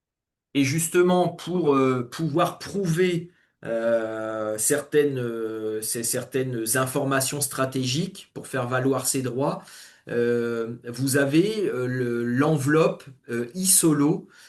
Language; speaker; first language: French; native; French